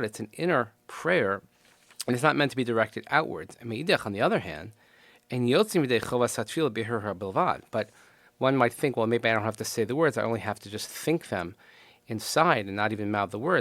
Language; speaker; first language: English; native; English